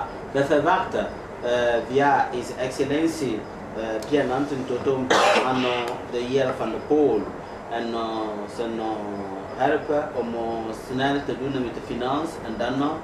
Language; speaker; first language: Dutch; non-native, learner; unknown